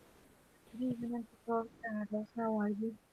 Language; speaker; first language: English; non-native, fluent; Spanish